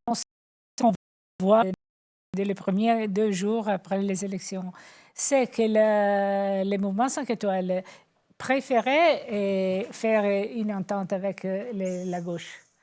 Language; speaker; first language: French; non-native, fluent; Italian